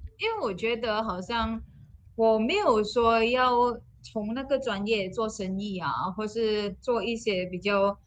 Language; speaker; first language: Chinese; non-native, local second language; Malay